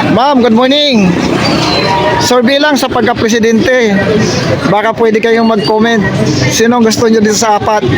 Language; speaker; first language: Filipino; native; Filipino